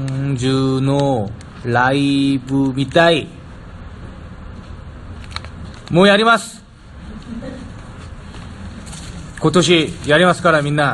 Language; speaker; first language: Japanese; non-native, learner; Korean